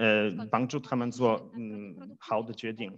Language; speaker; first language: Chinese; non-native, fluent; Polish